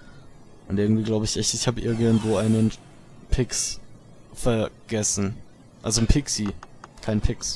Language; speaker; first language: German; native; German